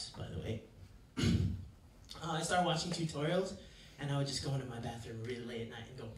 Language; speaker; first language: English; native; English